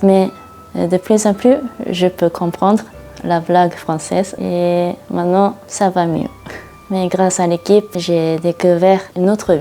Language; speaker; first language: French; non-native, learner; Japanese